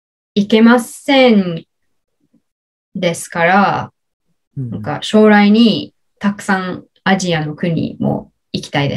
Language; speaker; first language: Japanese; non-native, learner; English